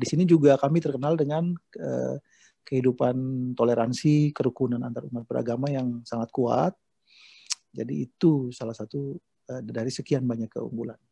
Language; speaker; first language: Indonesian; native; Indonesian